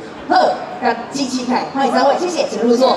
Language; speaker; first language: Chinese; native; Chinese